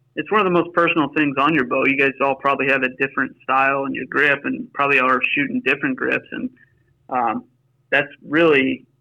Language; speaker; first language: English; native; English